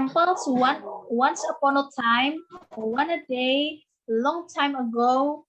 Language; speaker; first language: English; non-native, learner; Indonesian